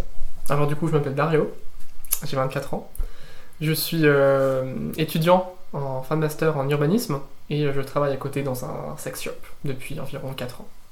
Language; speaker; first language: French; native; French